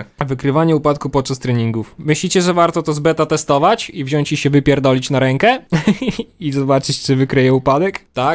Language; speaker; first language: Polish; native; Polish